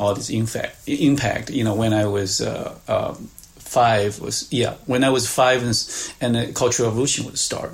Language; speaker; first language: English; non-native, fluent; Chinese